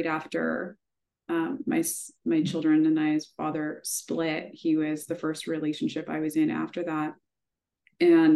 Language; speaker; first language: English; native; English